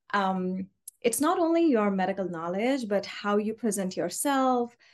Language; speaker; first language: English; non-native, local second language; Urdu